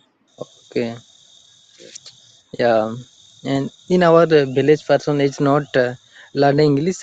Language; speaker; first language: English; non-native, learner; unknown